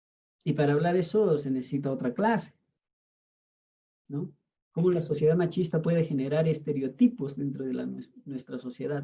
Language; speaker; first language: Spanish; native; Spanish